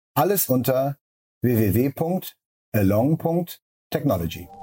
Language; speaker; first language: German; native; German